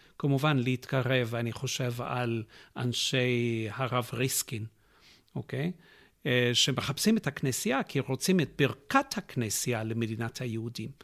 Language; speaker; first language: Hebrew; non-native, fluent; English